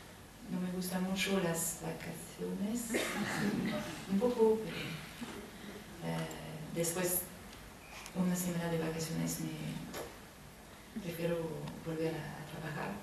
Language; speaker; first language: Spanish; non-native, learner; French